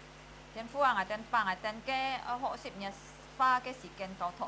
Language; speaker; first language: Chinese; early bilingual, heritage; Hakka Chinese